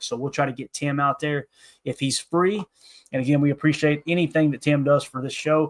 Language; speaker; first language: English; native; English